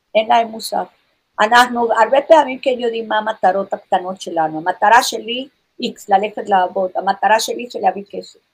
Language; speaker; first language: Hebrew; non-native, fluent; English